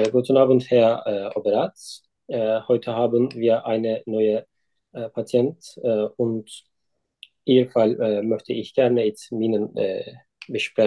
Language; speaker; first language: German; non-native, learner; Turkish